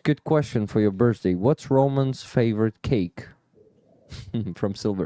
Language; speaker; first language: English; non-native, fluent; Ukrainian